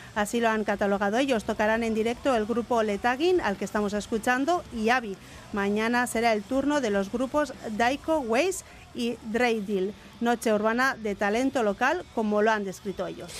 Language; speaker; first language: Spanish; native; Spanish